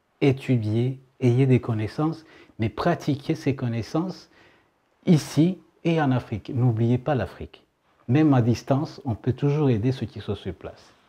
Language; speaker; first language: French; non-native, local second language; Kinyarwanda